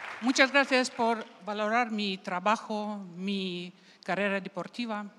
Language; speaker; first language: Spanish; non-native, fluent; Russian